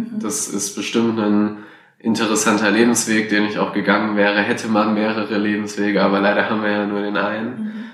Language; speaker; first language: German; native; German